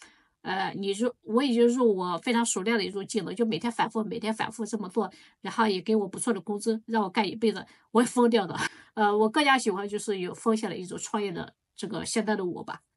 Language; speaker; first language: Chinese; native; Chinese